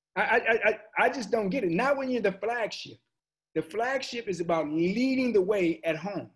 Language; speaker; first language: English; native; English